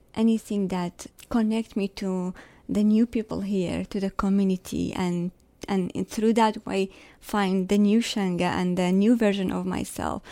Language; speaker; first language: English; non-native, fluent; Arabic